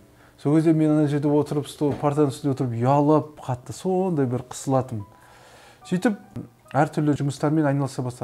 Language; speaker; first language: Kazakh; native; Kazakh